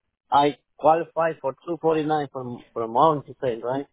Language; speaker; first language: English; non-native, learner; Spanish